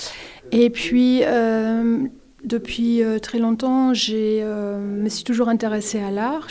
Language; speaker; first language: French; non-native, fluent; German